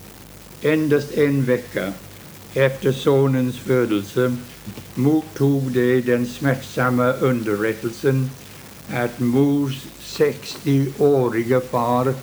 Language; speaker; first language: Swedish; early bilingual, heritage; Swedish